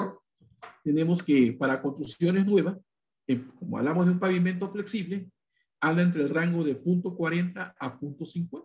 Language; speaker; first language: Spanish; native; Spanish